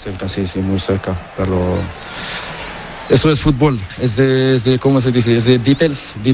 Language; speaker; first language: Spanish; non-native, learner; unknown